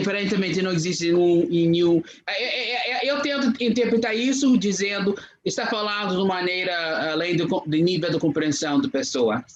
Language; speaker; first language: Portuguese; non-native, fluent; English